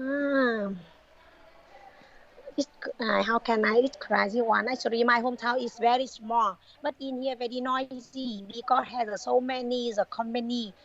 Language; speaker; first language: English; non-native, learner; Vietnamese